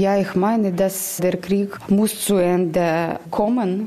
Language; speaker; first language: German; non-native, learner; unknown